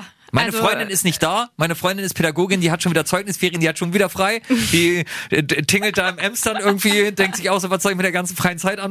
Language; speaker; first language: German; native; German